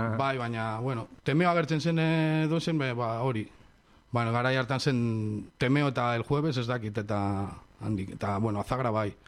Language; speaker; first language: Basque; non-native, local second language; Spanish